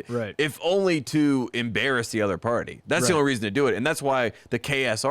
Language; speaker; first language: English; native; English